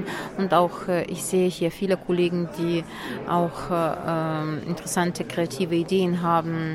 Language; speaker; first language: German; non-native, fluent; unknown